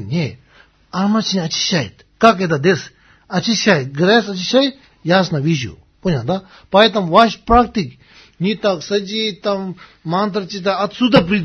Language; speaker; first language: Russian; non-native, learner; Tibetan